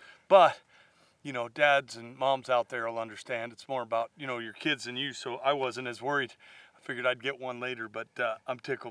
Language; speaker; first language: English; native; English